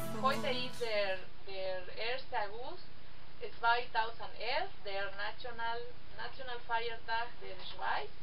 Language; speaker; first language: German; non-native, learner; Spanish